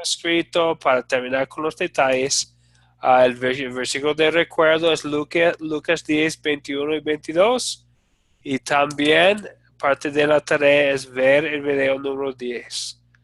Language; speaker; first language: Spanish; non-native, fluent; English